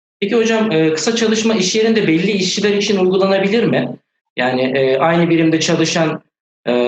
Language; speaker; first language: Turkish; native; Turkish